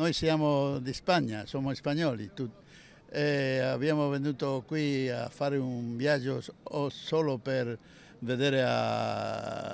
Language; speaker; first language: Italian; non-native, learner; Spanish